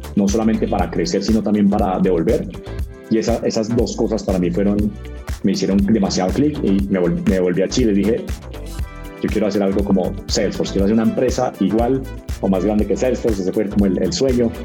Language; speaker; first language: Spanish; native; Spanish